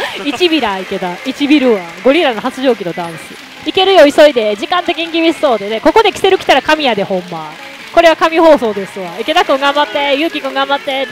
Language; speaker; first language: Japanese; native; Japanese